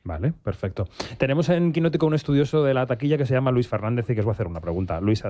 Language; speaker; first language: Spanish; native; Spanish